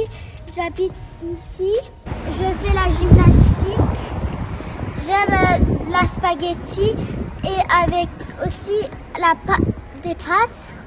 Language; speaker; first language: French; early bilingual, other home language; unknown